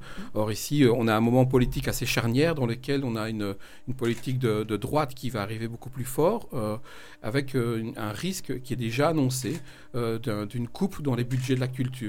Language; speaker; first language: French; native; French